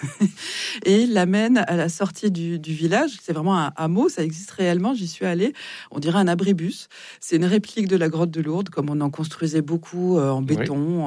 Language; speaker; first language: French; native; French